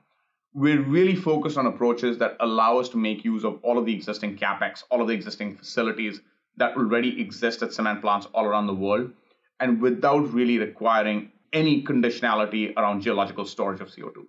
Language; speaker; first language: English; non-native, local second language; Hindi